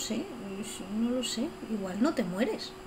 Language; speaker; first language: Spanish; native; Spanish